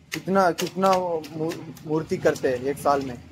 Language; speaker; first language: Hindi; non-native, local second language; Telugu